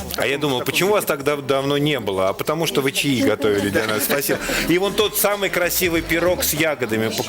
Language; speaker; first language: Russian; native; Russian